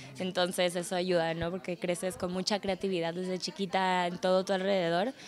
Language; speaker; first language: Spanish; early bilingual, heritage; Spanish